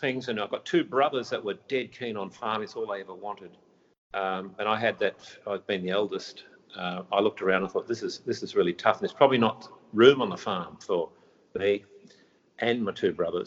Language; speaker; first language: English; native; English